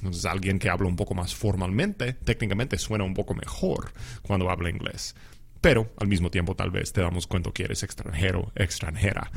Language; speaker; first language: Spanish; non-native, fluent; English